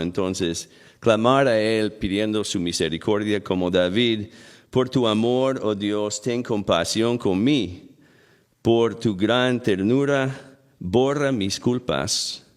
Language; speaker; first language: Spanish; non-native, fluent; English